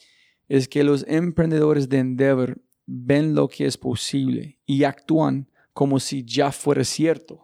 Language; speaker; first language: Spanish; non-native, learner; English